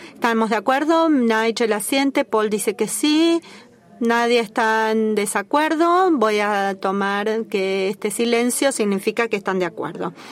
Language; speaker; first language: Spanish; native; Spanish